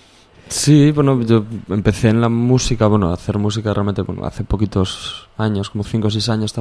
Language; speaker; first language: Spanish; native; Spanish